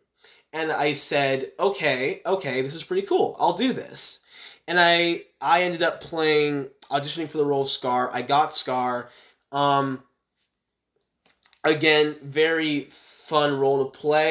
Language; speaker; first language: English; native; English